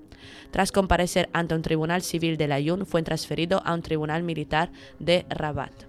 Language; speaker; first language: Spanish; native; Spanish